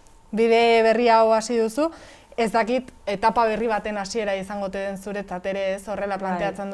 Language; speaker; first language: Basque; native; Basque